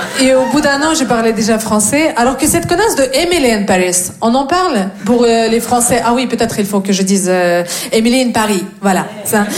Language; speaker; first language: French; non-native, fluent; Russian